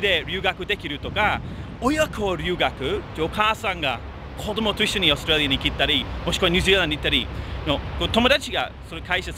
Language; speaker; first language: Japanese; non-native, fluent; English